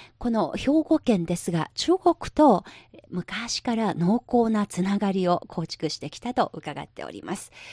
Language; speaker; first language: Japanese; non-native, local second language; Chinese